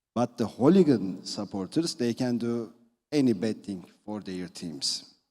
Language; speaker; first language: English; non-native, fluent; Turkish